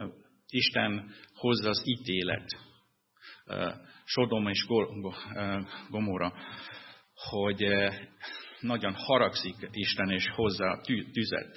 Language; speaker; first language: Hungarian; non-native, fluent; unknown